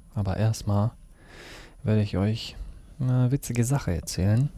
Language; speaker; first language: German; early bilingual, other home language; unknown